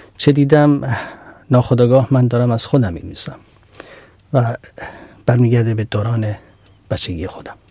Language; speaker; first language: Persian; non-native, local second language; Central Kurdish